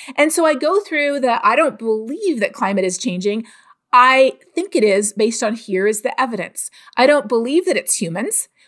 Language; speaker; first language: English; native; English